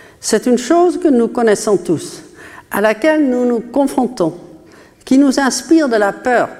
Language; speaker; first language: French; non-native, fluent; Dutch